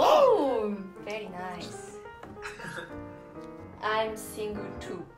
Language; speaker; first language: English; non-native, learner; Japanese